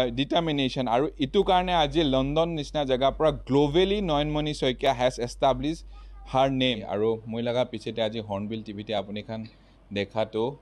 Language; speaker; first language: Assamese; non-native, local second language; Hindi